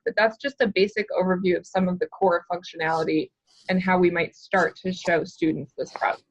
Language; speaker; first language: English; native; English